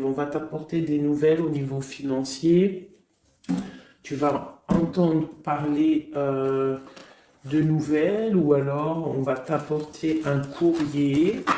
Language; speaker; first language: French; native; French